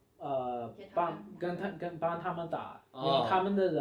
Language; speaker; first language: Chinese; early bilingual, heritage; Chinese